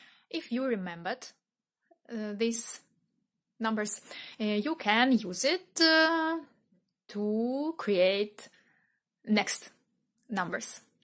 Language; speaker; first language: English; non-native, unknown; Russian